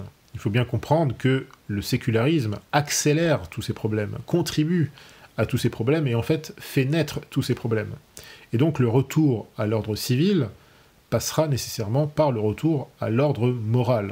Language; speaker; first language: French; native; French